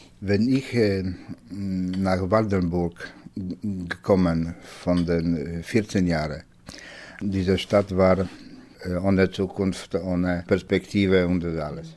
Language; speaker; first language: German; non-native, learner; Polish